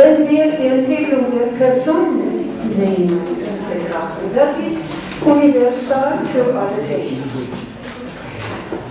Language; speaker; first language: German; non-native, fluent; Armenian